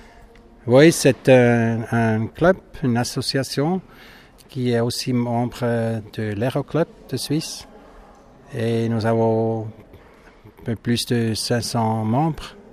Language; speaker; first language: French; non-native, fluent; German